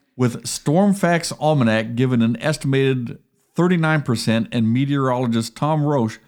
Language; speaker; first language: English; native; English